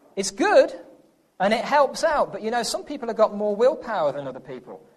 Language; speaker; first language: English; native; English